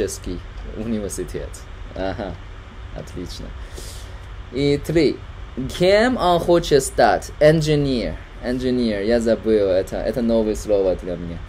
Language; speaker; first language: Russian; non-native, learner; Chinese